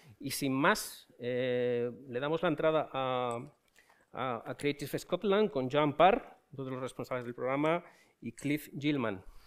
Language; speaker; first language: Spanish; native; Spanish